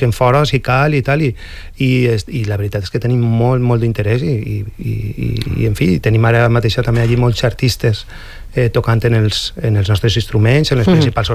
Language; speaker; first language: Catalan; native; Catalan